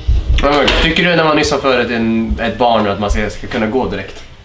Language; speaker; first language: Swedish; native; Swedish